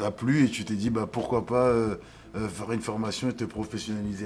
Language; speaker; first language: French; native; French